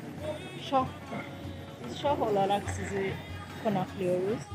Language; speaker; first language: Turkish; non-native, learner; Azerbaijani